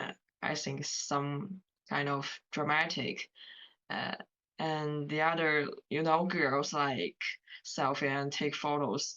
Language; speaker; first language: English; non-native, learner; Chinese